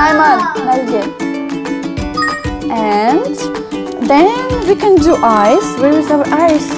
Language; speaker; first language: English; non-native, fluent; Russian